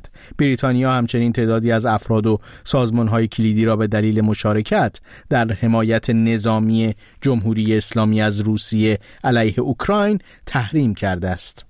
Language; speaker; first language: Persian; native; Persian